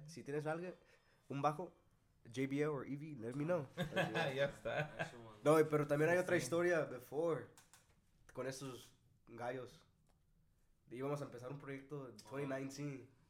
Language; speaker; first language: Spanish; native; Spanish